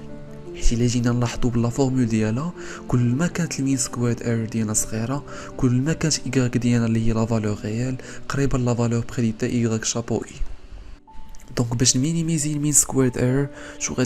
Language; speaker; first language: Arabic; native; Arabic